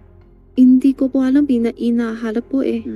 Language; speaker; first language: Filipino; non-native, learner; Chinese